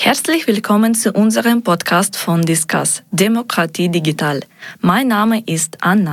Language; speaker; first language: German; non-native, fluent; Ukrainian